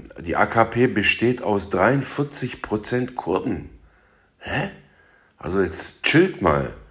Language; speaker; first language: German; early bilingual, other home language; Turkish